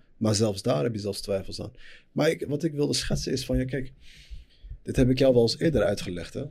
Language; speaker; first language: Dutch; early bilingual, other home language; Arabic